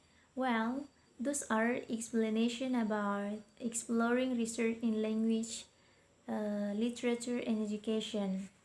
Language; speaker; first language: English; non-native, learner; Indonesian